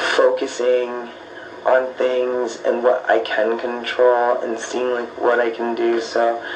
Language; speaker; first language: English; native; English